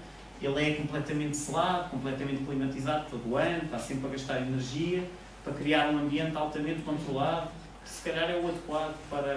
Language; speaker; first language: Portuguese; native; Portuguese